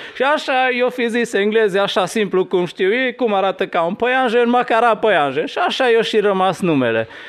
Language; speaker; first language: Romanian; non-native, local second language; Hungarian